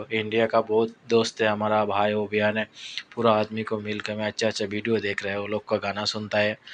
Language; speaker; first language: Hindi; non-native, learner; Bangla